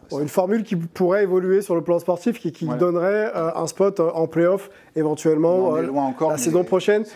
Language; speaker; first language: French; native; French